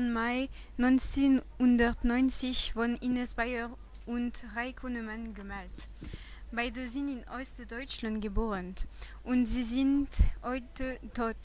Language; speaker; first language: German; non-native, learner; French